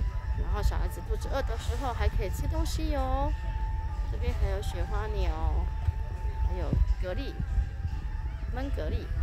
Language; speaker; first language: Chinese; native; Chinese